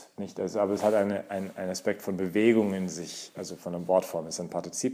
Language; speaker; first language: German; native; German